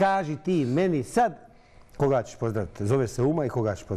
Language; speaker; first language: Bosnian; native; Bosnian